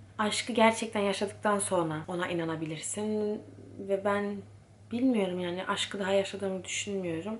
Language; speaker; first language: Turkish; early bilingual, heritage; Turkish